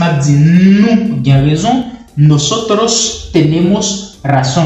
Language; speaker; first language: Spanish; non-native, learner; Haitian Creole